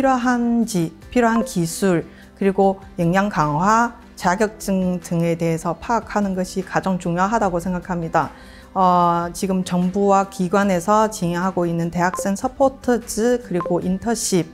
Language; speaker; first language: Korean; non-native, fluent; Chinese